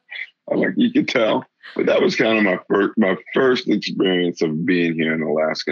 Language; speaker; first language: English; native; English